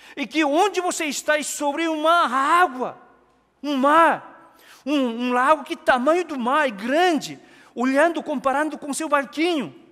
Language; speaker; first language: Portuguese; non-native, fluent; Korean